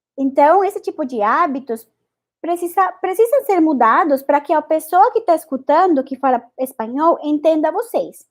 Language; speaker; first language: Portuguese; non-native, fluent; Spanish